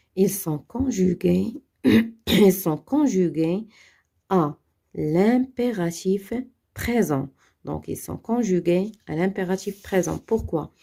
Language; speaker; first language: French; non-native, local second language; Arabic